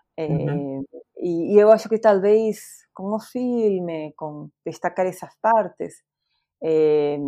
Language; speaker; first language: Portuguese; non-native, fluent; Spanish